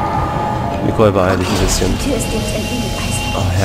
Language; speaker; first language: German; native; German